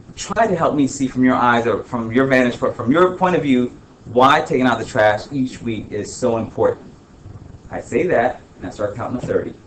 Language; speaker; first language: English; early bilingual, other home language; Spanish